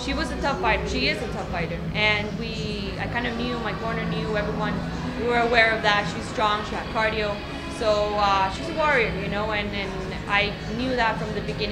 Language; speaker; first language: English; non-native, fluent; Spanish